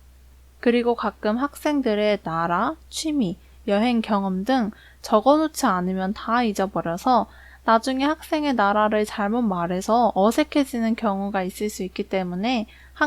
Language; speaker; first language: Korean; native; Korean